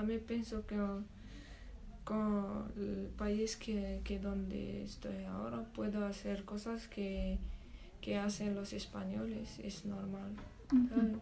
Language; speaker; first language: Spanish; non-native, learner; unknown